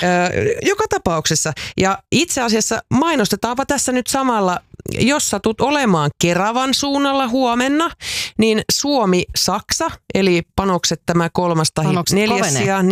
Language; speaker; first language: Finnish; native; Finnish